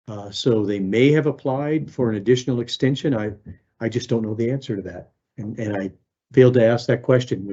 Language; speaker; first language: English; native; English